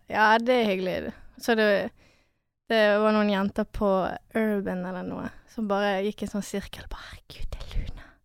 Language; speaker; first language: Norwegian; early bilingual, other home language; French